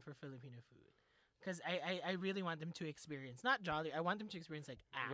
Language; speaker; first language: English; non-native, local second language; Filipino